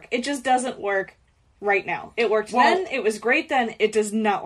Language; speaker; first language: English; native; English